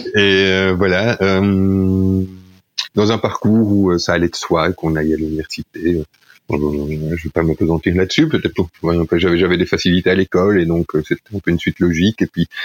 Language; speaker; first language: French; native; French